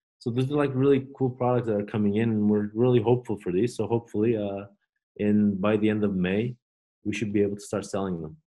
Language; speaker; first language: English; non-native, fluent; Turkish